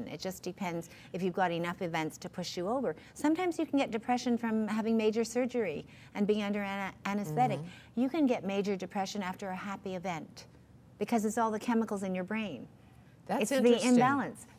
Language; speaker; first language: English; native; English